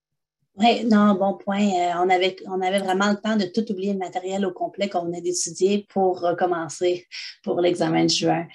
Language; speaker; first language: French; native; French